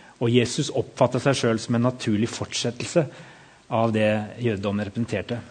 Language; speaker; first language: Norwegian; native; Norwegian